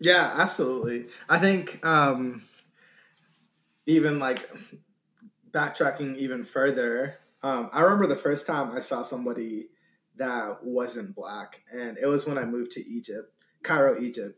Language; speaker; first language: English; native; English